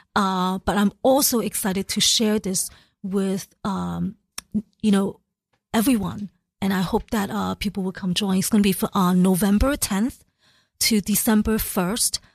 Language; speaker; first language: English; early bilingual, other home language; Cantonese